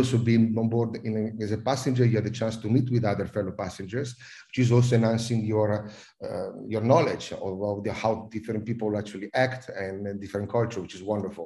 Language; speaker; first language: English; non-native, fluent; Italian